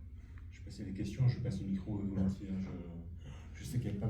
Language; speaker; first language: French; native; French